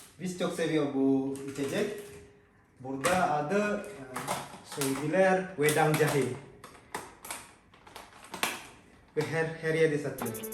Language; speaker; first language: Turkish; non-native, learner; Indonesian